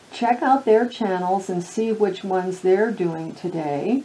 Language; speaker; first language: English; native; English